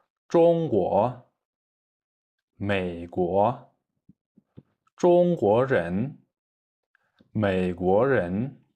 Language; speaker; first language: Chinese; non-native, fluent; Kyrgyz